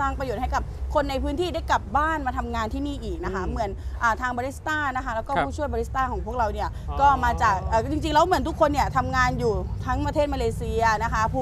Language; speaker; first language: Thai; native; Thai